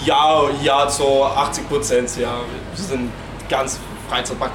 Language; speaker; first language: German; non-native, learner; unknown